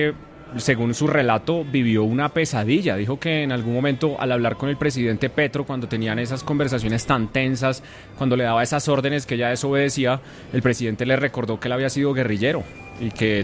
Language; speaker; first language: Spanish; native; Spanish